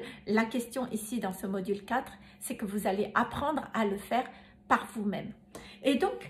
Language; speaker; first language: French; native; French